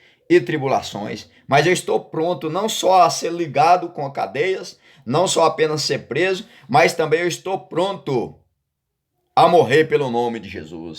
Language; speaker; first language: Portuguese; native; Portuguese